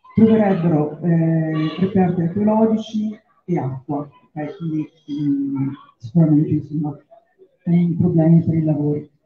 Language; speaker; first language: Italian; native; Italian